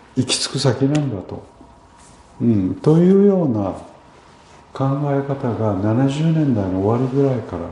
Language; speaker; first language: Japanese; early bilingual, other home language; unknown